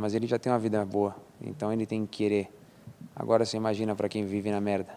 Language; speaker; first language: Portuguese; native; Portuguese